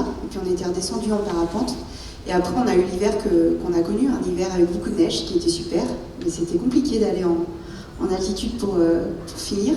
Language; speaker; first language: French; native; French